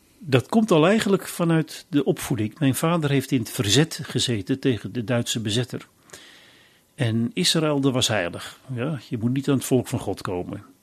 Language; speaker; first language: Dutch; native; Dutch